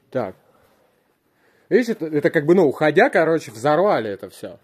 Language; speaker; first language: Russian; native; Russian